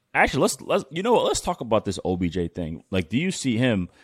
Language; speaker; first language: English; native; English